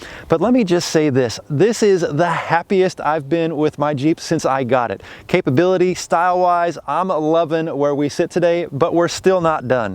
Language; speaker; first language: English; native; English